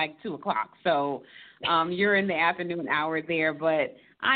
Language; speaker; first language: English; native; English